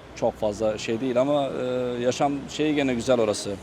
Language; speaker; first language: Turkish; native; Turkish